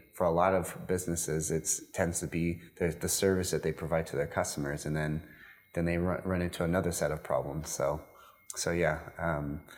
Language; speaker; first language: English; native; English